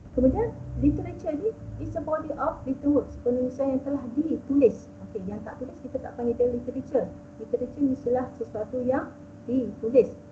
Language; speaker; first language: Malay; native; Malay